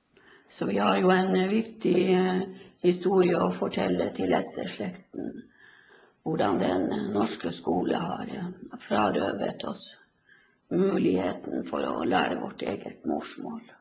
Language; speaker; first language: Norwegian; non-native, local second language; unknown